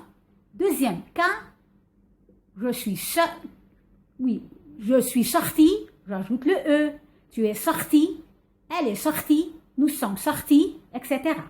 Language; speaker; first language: French; non-native, fluent; Arabic